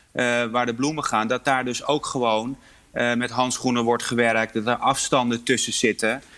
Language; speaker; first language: Dutch; early bilingual, other home language; Polish